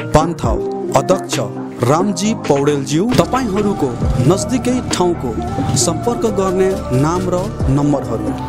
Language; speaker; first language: Nepali; early bilingual, heritage; Nepali